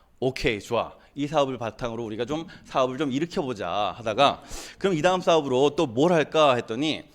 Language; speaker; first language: Korean; native; Korean